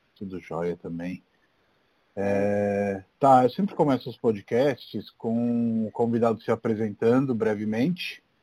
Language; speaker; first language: Portuguese; non-native, fluent; Italian